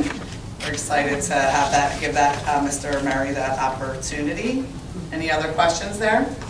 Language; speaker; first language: English; native; English